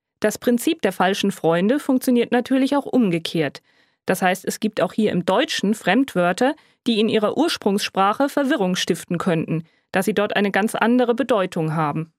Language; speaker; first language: German; native; German